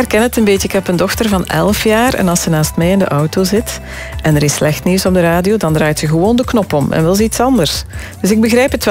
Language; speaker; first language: Dutch; native; Dutch